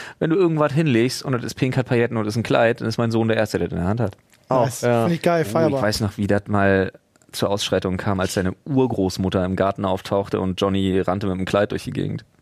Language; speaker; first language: German; native; German